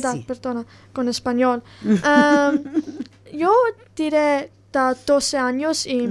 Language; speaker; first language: Spanish; non-native, learner; Italian